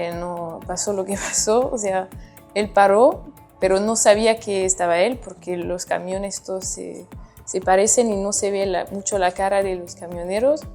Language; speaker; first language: Spanish; non-native, fluent; French